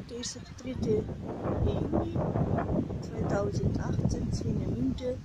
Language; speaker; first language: German; non-native, learner; Russian